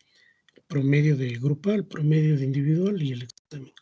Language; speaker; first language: Spanish; native; Spanish